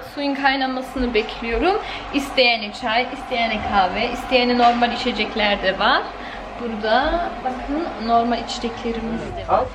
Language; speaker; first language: Turkish; early bilingual, heritage; Turkish